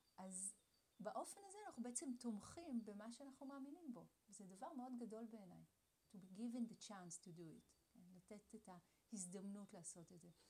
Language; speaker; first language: Hebrew; native; Hebrew